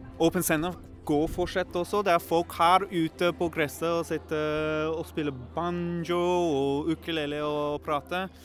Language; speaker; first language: Norwegian; non-native, learner; English